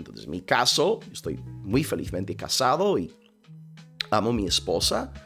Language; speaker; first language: Spanish; non-native, fluent; English